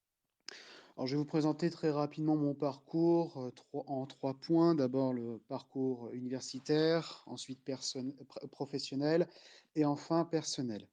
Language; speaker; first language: French; native; French